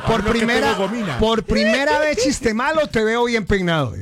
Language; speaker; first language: Spanish; native; Spanish